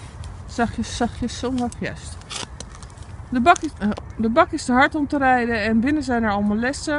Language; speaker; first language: Dutch; native; Dutch